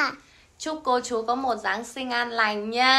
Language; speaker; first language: Vietnamese; native; Vietnamese